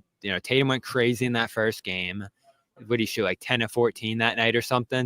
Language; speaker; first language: English; native; English